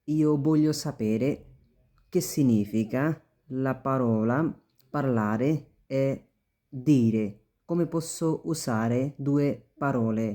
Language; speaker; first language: Italian; non-native, learner; Bangla